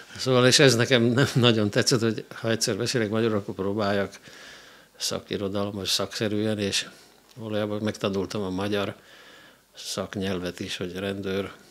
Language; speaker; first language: Hungarian; non-native, local second language; Slovak